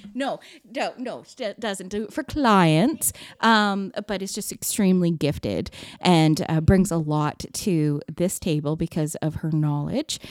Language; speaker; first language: English; native; English